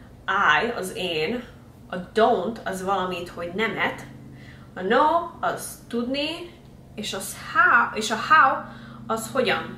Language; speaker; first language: Hungarian; early bilingual, heritage; English